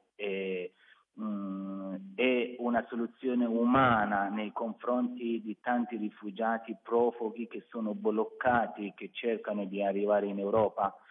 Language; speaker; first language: Italian; non-native, fluent; Persian